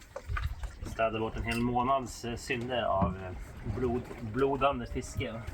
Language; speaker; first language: Swedish; native; Swedish